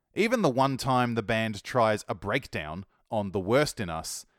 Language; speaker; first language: English; native; English